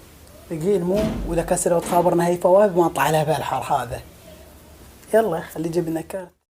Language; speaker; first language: Arabic; native; Arabic